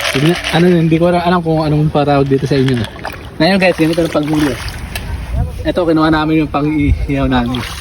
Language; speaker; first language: Filipino; non-native, local second language; Waray